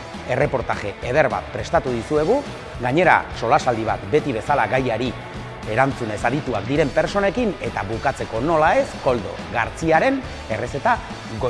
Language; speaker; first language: Basque; native; Basque